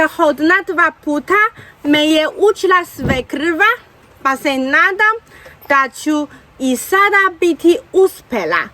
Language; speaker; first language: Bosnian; non-native, learner; Chinese